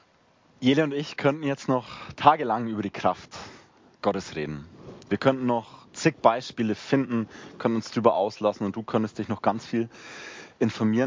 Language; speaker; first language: German; native; German